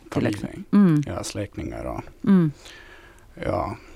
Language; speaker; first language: Swedish; non-native, fluent; Ukrainian